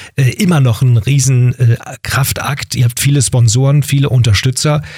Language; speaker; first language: German; native; German